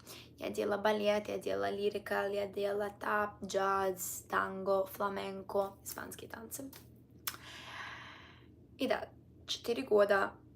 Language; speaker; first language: Russian; early bilingual, heritage; Russian